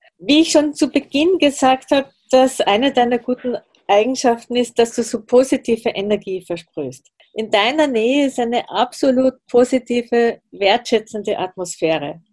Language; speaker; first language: German; native; German